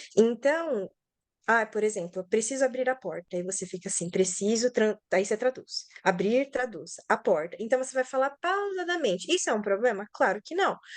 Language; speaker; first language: Portuguese; native; Portuguese